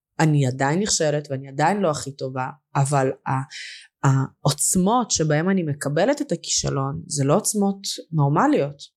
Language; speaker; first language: Hebrew; early bilingual, other home language; Russian